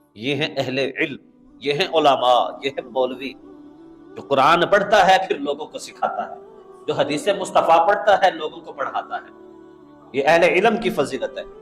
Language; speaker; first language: Urdu; non-native, local second language; Punjabi